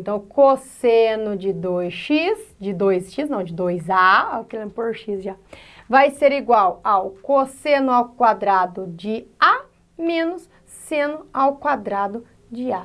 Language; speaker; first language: Portuguese; native; Portuguese